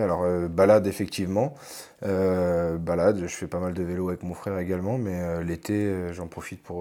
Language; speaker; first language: French; native; French